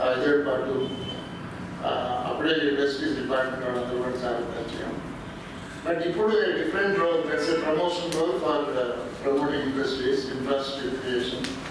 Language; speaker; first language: English; non-native, local second language; Telugu